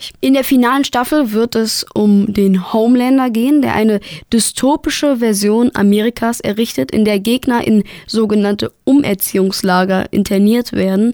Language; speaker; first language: German; native; German